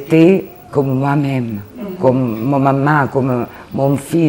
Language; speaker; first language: French; non-native, learner; Italian